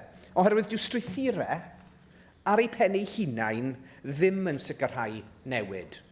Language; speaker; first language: Welsh; native; Welsh